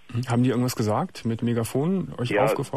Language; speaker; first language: German; native; German